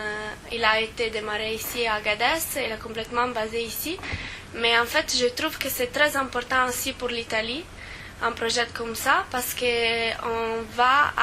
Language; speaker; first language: French; non-native, fluent; Italian